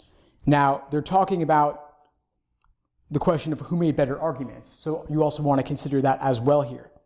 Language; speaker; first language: English; native; English